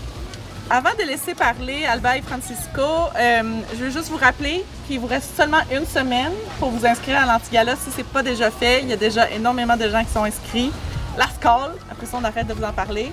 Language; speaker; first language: French; native; French